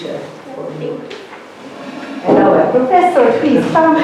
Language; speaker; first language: English; non-native, fluent; Hungarian